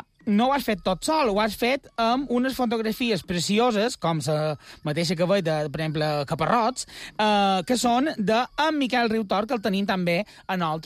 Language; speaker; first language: Catalan; native; Catalan